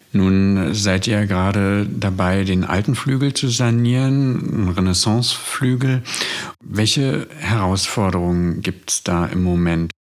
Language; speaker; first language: German; native; German